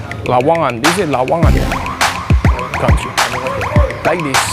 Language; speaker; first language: English; non-native, learner; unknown